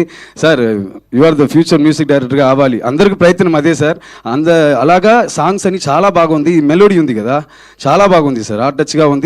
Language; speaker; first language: Telugu; early bilingual, other home language; Tamil